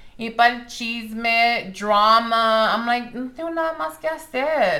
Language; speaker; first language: Spanish; early bilingual, heritage; Spanish